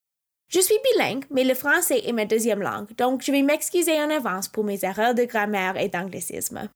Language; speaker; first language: French; non-native, local second language; English